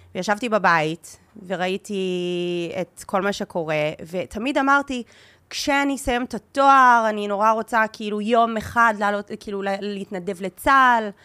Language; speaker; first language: Hebrew; early bilingual, heritage; English